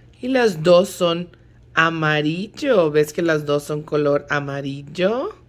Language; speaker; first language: Spanish; early bilingual, heritage; Spanish